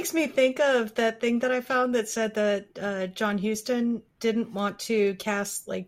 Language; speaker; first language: English; native; English